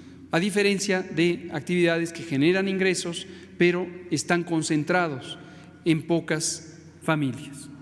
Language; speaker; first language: Spanish; native; Spanish